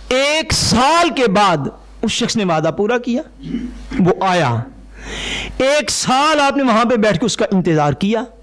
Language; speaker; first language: Urdu; non-native, local second language; Punjabi